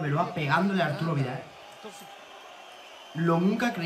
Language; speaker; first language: Spanish; native; Spanish